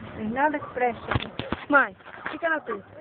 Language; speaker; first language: Portuguese; native; Portuguese